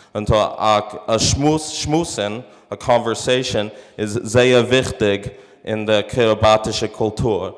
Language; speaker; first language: German; non-native, fluent; English